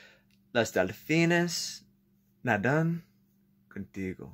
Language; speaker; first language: Spanish; non-native, learner; English